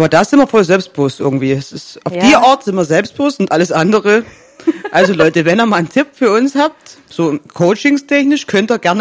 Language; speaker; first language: German; native; German